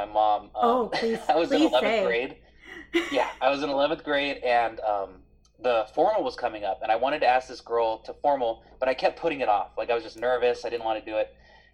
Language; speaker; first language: English; native; English